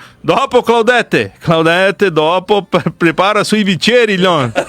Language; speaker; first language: Italian; early bilingual, heritage; Portuguese